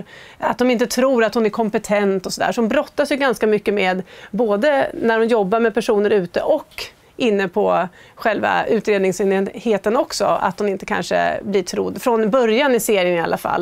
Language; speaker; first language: Swedish; native; Swedish